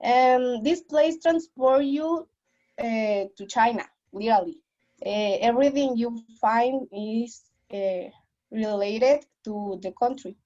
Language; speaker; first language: English; non-native, learner; Spanish